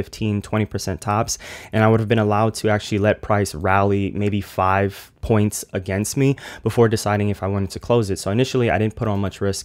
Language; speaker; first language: English; native; English